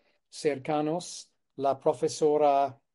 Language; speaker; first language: Spanish; non-native, fluent; English